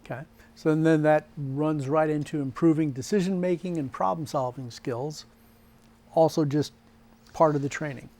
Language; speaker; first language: English; native; English